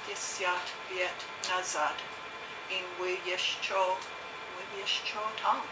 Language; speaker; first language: Russian; non-native, learner; English